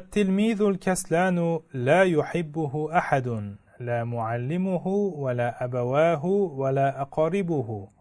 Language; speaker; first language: Arabic; non-native, fluent; Uzbek